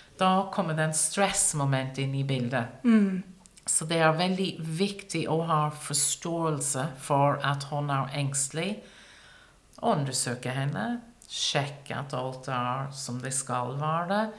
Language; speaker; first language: Norwegian; non-native, fluent; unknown